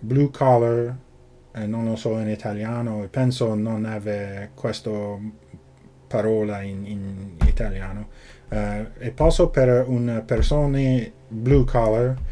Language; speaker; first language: Italian; non-native, learner; English